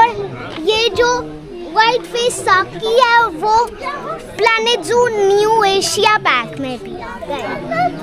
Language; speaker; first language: Hindi; early bilingual, heritage; Urdu